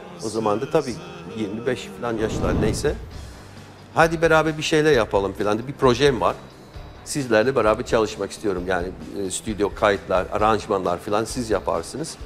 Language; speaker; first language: Turkish; non-native, fluent; English